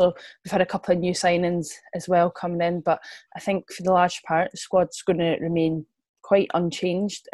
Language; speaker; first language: English; native; English